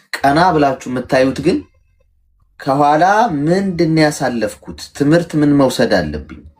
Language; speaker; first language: Amharic; native; Amharic